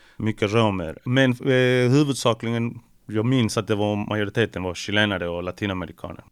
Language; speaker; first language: Swedish; early bilingual, other home language; Spanish